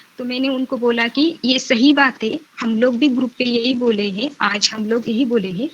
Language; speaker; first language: Hindi; non-native, local second language; Marathi